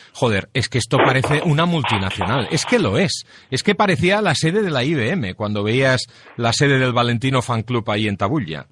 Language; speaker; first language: Spanish; non-native, local second language; Catalan